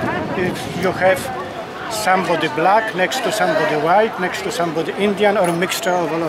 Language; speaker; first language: English; non-native, fluent; Polish